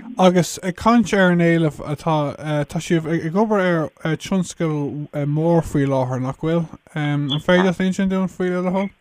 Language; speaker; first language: Irish; non-native, local second language; English